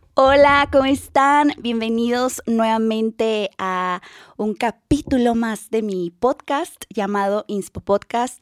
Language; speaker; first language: Spanish; native; Spanish